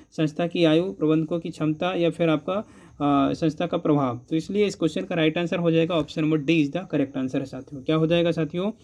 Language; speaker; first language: Hindi; native; Hindi